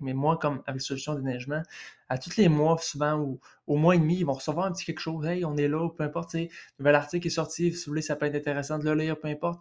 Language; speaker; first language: French; native; French